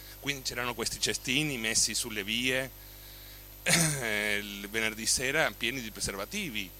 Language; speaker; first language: Italian; non-native, fluent; Spanish